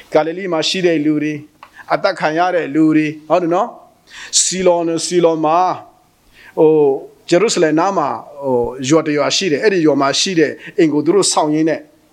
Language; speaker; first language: Burmese; non-native, local second language; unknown